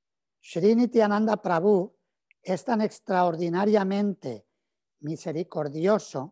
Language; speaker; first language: Spanish; native; Spanish